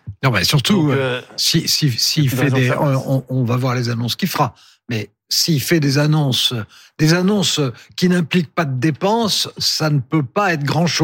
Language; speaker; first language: French; native; French